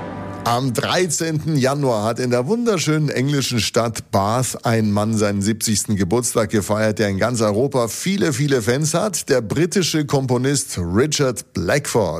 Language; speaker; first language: German; native; German